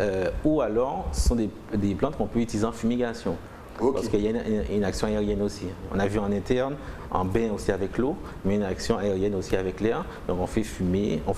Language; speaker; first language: French; native; French